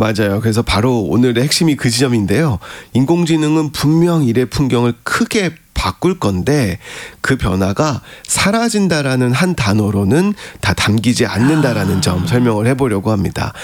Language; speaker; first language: Korean; native; Korean